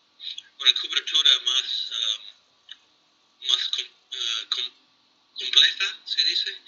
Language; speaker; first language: Spanish; non-native, fluent; English